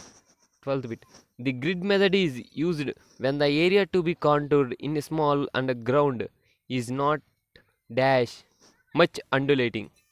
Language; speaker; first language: English; non-native, local second language; Telugu